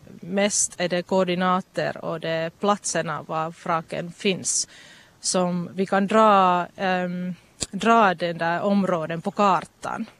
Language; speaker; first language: Swedish; non-native, local second language; Finnish